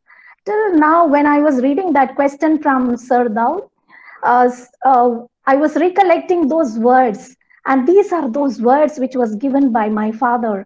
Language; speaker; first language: English; non-native, local second language; Malayalam